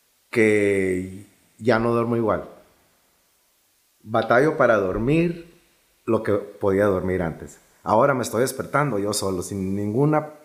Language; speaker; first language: Spanish; early bilingual, heritage; Spanish